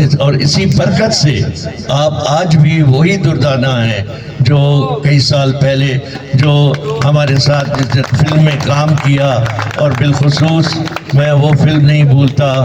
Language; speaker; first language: Urdu; non-native, local second language; Sindhi